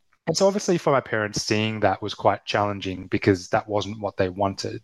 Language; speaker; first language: English; native; English